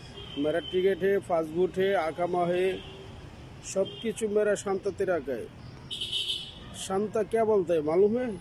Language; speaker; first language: Hindi; non-native, learner; Bangla